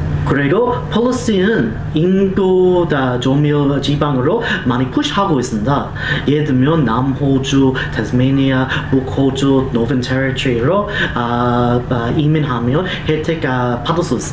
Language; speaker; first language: Korean; non-native, learner; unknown